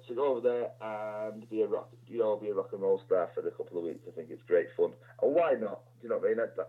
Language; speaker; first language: English; native; English